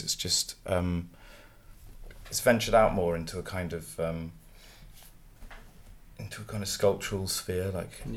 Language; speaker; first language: English; native; English